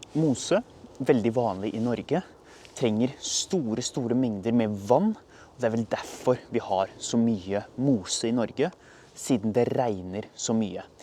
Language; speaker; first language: Norwegian; native; Norwegian